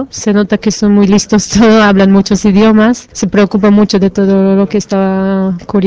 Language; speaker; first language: Spanish; non-native, fluent; Hebrew